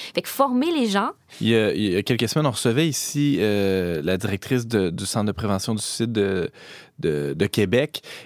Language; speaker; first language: French; native; French